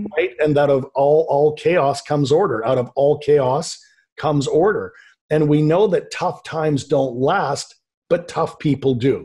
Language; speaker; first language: English; native; English